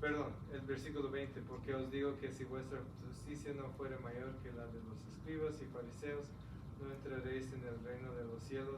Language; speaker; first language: Spanish; early bilingual, heritage; Spanish